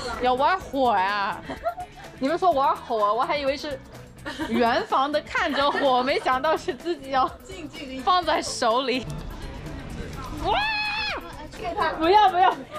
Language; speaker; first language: Chinese; non-native, fluent; English